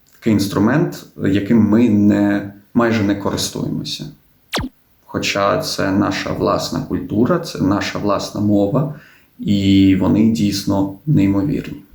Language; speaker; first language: Ukrainian; non-native, local second language; Russian